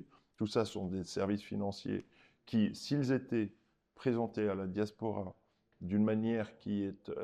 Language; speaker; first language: French; non-native, local second language; Arabic